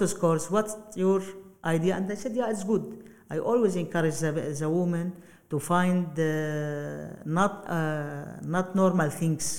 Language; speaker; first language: English; non-native, learner; Arabic